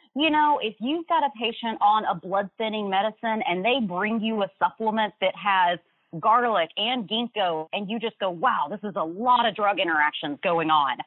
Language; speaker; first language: English; native; English